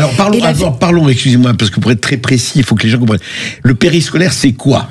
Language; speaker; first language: French; native; French